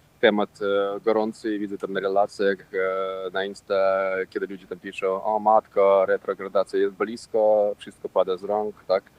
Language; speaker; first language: Polish; non-native, local second language; Russian